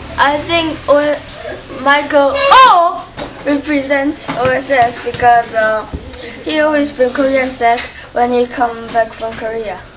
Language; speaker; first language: English; non-native, learner; Korean